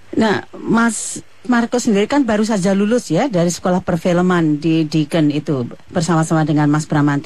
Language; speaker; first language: Indonesian; native; Indonesian